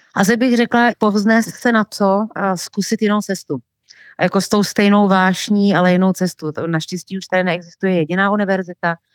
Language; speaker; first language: Czech; native; Czech